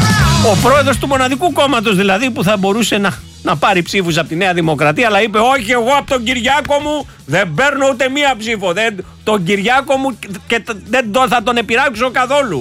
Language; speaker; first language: Greek; native; Greek